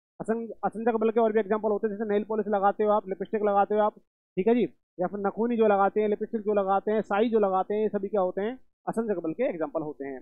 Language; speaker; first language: Hindi; native; Hindi